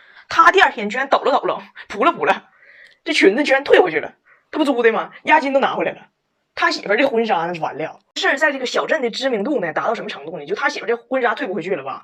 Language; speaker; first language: Chinese; native; Chinese